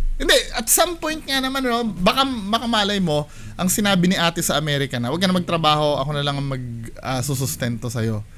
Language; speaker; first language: Filipino; native; Filipino